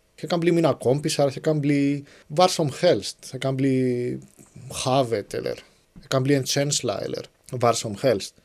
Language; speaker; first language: Swedish; non-native, fluent; Greek